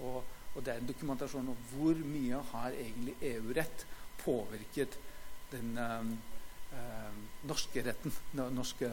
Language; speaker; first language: Norwegian; non-native, fluent; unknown